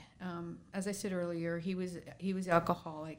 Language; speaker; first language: English; native; English